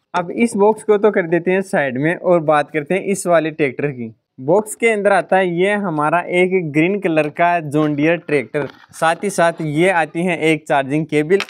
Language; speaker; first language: Hindi; native; Hindi